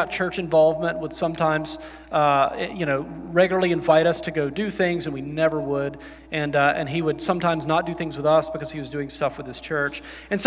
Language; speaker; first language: English; native; English